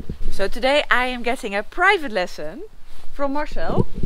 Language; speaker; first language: English; non-native, fluent; Dutch